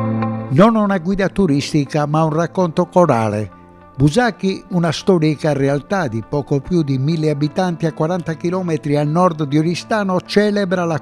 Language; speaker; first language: Italian; native; Italian